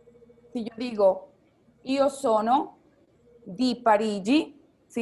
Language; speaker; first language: Italian; non-native, fluent; Spanish